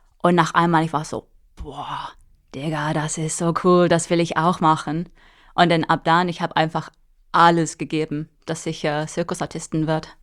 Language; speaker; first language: German; non-native, fluent; English